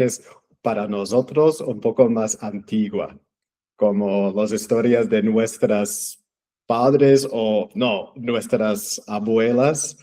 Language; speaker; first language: Spanish; non-native, fluent; English